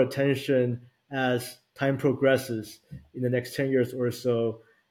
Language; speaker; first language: English; early bilingual, other home language; Chinese